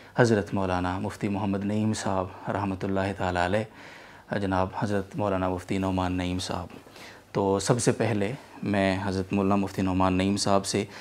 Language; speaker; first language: Urdu; native; Urdu